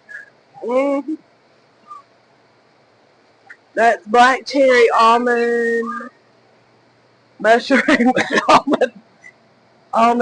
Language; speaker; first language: English; native; English